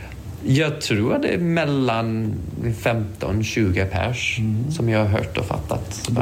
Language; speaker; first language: Swedish; non-native, fluent; English